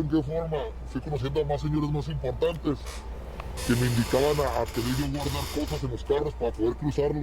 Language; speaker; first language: Spanish; native; Spanish